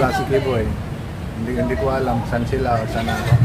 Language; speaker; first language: Filipino; non-native, learner; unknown